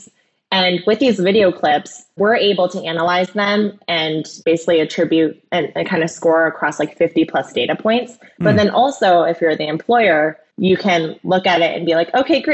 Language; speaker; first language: English; native; English